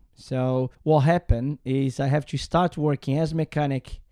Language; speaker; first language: English; non-native, learner; Portuguese